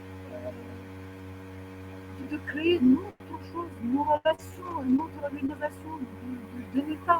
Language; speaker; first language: French; non-native, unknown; Ukrainian